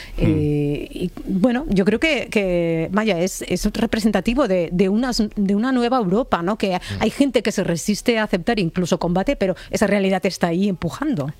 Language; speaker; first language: Spanish; native; Spanish